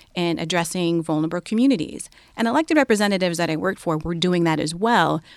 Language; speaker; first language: English; native; English